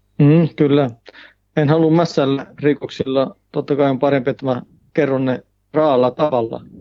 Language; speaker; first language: Finnish; early bilingual, heritage; Finnish